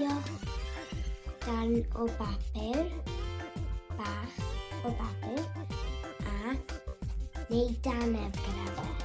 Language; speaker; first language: Welsh; non-native, local second language; English